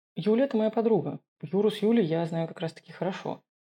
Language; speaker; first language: Russian; non-native, local second language; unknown